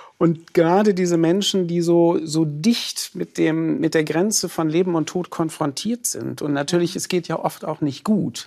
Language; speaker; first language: German; native; German